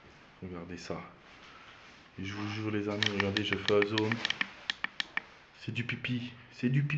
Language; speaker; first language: French; native; French